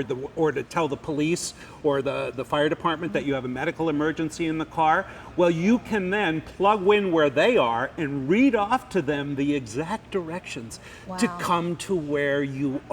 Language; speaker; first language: English; native; English